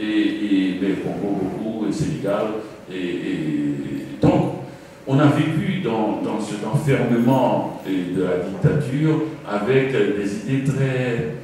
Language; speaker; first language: French; non-native, local second language; Haitian Creole